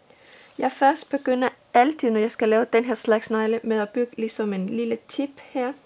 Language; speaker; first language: Danish; non-native, fluent; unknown